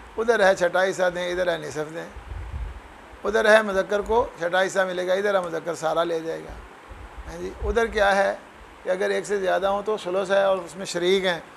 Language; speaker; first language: Urdu; non-native, local second language; Punjabi